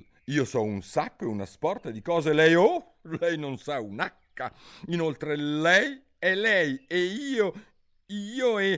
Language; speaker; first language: Italian; native; Italian